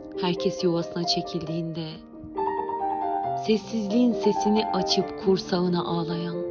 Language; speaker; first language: Turkish; native; Turkish